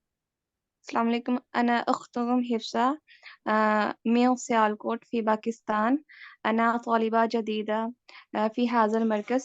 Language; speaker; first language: Arabic; non-native, learner; Urdu